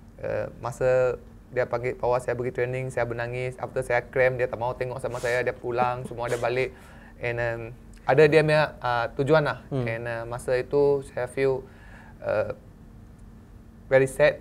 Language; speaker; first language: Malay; non-native, local second language; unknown